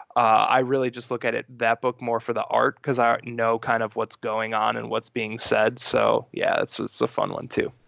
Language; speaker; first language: English; native; English